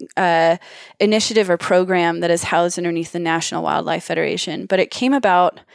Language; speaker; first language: English; native; English